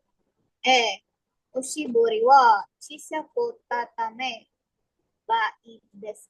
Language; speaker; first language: Japanese; non-native, learner; Filipino